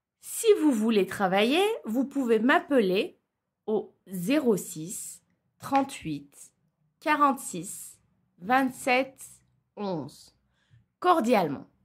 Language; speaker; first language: French; non-native, fluent; Turkish